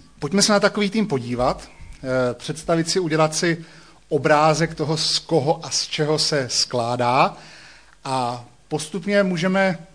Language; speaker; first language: Czech; native; Czech